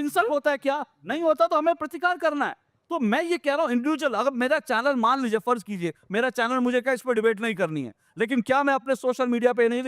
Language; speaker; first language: Hindi; native; Hindi